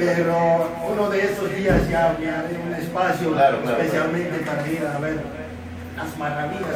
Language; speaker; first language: Spanish; non-native, fluent; Afrikaans